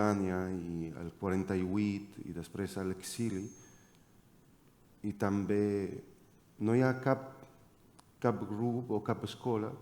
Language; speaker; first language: Catalan; non-native, fluent; Arabic